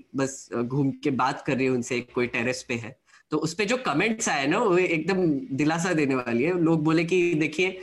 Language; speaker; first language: Hindi; non-native, local second language; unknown